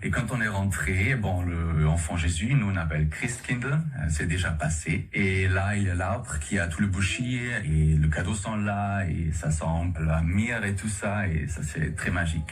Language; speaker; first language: French; non-native, learner; German